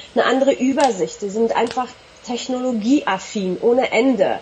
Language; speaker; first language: German; native; German